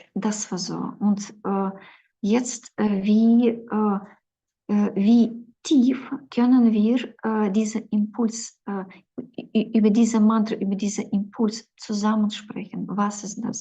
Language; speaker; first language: German; non-native, fluent; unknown